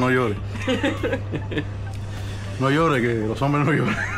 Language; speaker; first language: Spanish; native; Spanish